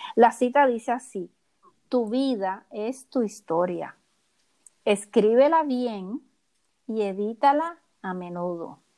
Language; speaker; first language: Spanish; native; Spanish